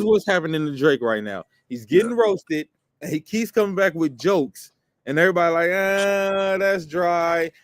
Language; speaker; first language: English; native; English